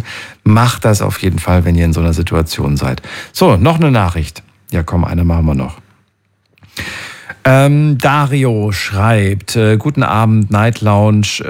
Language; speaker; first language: German; native; German